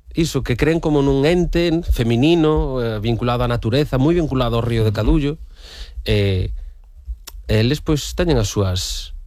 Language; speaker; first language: Galician; native; Galician